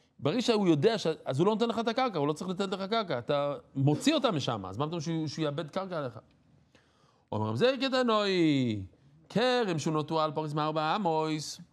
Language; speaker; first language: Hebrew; non-native, fluent; English